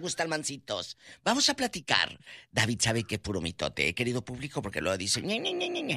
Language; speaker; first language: Spanish; native; Spanish